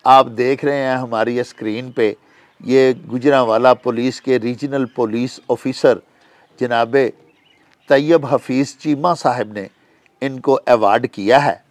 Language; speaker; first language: Urdu; non-native, local second language; Punjabi